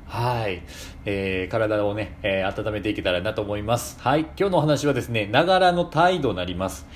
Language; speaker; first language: Japanese; native; Japanese